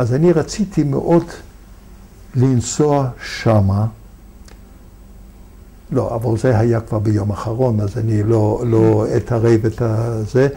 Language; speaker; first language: Hebrew; non-native, fluent; Yiddish